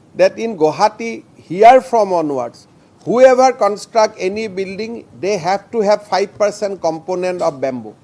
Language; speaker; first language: English; non-native, local second language; Assamese